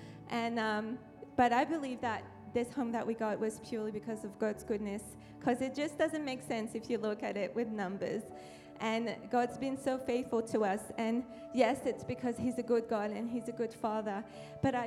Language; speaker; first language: English; non-native, fluent; French